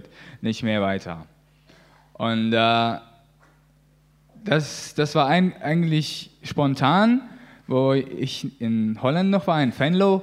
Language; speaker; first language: German; non-native, learner; Latvian